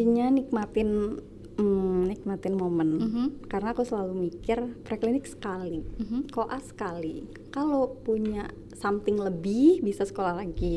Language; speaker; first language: Indonesian; native; Indonesian